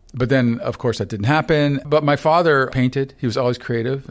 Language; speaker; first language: English; non-native, fluent; Ukrainian